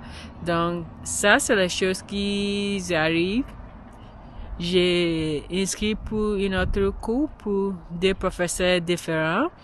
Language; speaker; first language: French; non-native, learner; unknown